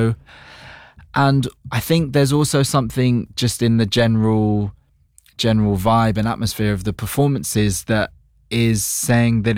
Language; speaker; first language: English; native; English